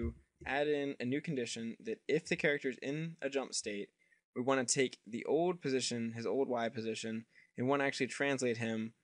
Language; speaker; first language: English; native; English